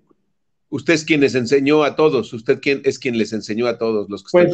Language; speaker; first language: Spanish; native; Spanish